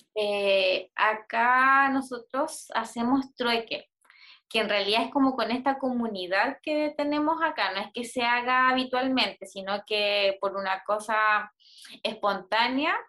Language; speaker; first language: Spanish; native; Spanish